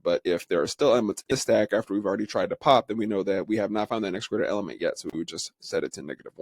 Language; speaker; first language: English; native; English